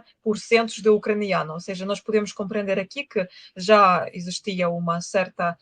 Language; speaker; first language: Portuguese; non-native, fluent; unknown